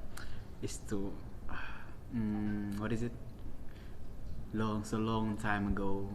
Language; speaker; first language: English; non-native, learner; Malay